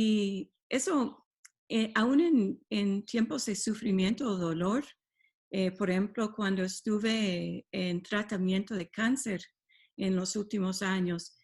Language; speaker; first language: Spanish; non-native, fluent; English